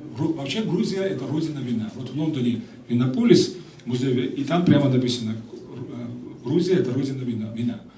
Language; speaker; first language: Russian; non-native, local second language; Georgian